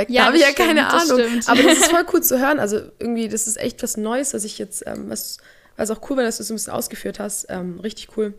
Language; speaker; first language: German; native; German